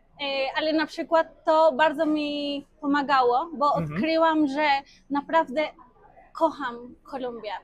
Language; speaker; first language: Polish; non-native, fluent; Spanish